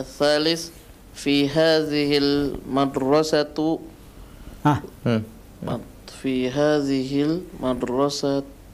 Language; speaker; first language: Arabic; non-native, learner; Indonesian